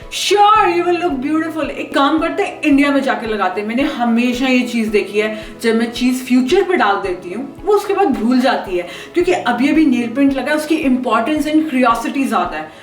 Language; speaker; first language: Hindi; native; Hindi